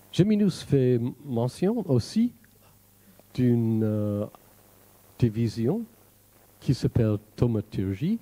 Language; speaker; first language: French; non-native, fluent; English